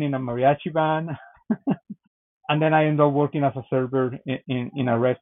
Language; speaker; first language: English; non-native, fluent; Spanish